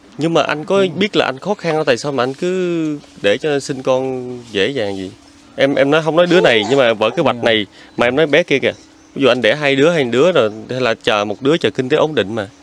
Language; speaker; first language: Vietnamese; native; Vietnamese